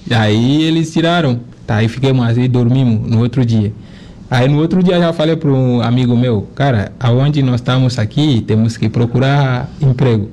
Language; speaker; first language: Portuguese; non-native, fluent; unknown